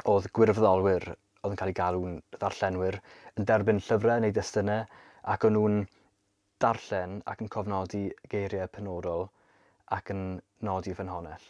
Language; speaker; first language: Welsh; native; Welsh